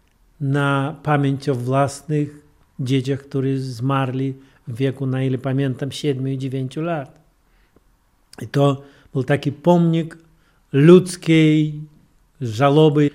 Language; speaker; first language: Polish; non-native, fluent; Russian